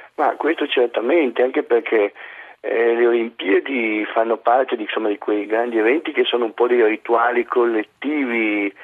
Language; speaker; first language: Italian; native; Italian